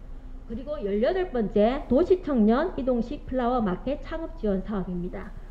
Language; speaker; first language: Korean; native; Korean